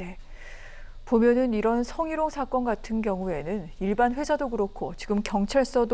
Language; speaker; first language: Korean; native; Korean